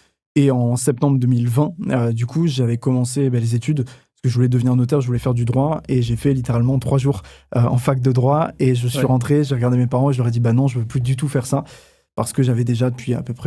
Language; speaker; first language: French; native; French